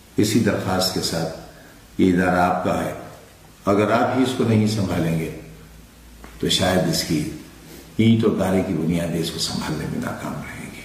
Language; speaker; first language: Urdu; native; Urdu